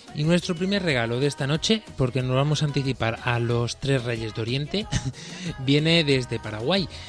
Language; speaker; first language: Spanish; native; Spanish